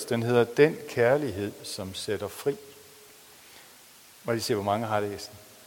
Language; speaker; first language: Danish; native; Danish